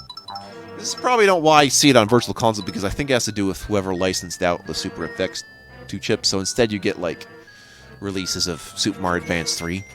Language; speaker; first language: English; native; English